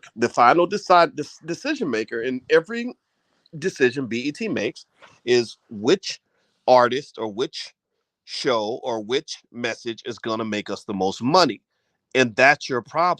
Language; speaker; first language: English; native; English